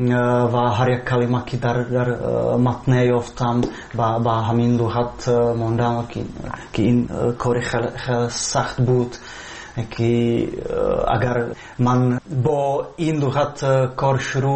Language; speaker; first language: Persian; non-native, fluent; Czech